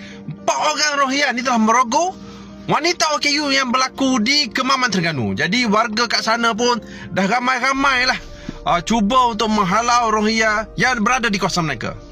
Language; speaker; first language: Malay; native; Malay